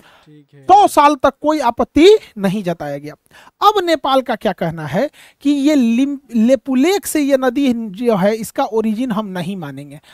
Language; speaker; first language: Hindi; native; Hindi